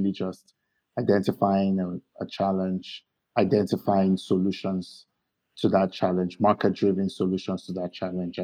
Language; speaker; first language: English; non-native, local second language; Yoruba